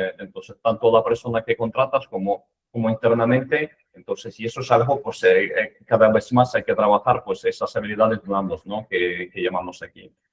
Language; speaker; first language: Spanish; non-native, fluent; Ukrainian